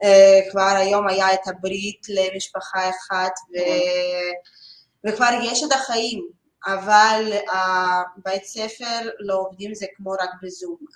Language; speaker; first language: Hebrew; non-native, learner; Russian